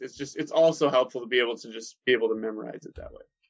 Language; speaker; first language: English; native; English